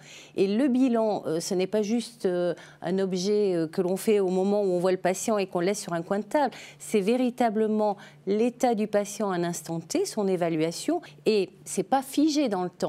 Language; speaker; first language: French; native; French